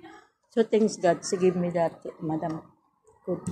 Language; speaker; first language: English; non-native, learner; Filipino